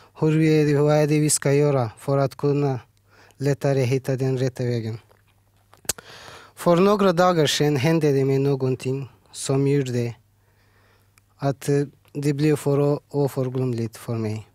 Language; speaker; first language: Swedish; early bilingual, other home language; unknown